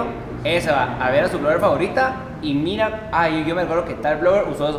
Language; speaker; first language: Spanish; native; Spanish